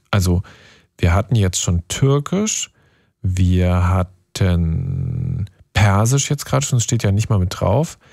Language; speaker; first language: German; native; German